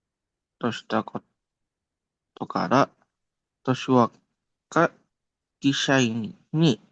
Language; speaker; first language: Japanese; non-native, learner; Indonesian